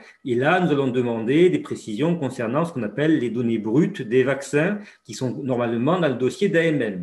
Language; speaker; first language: French; native; French